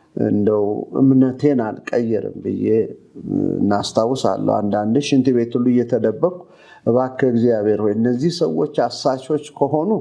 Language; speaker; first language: Amharic; native; Amharic